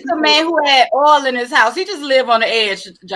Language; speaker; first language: English; native; English